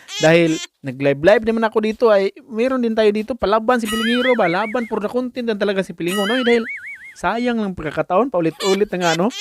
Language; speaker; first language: Filipino; non-native, local second language; Cebuano